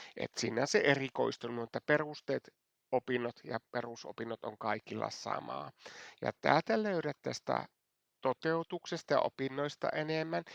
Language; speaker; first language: Finnish; non-native, fluent; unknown